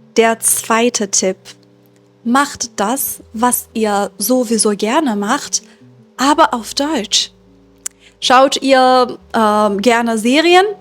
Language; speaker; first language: German; non-native, fluent; Persian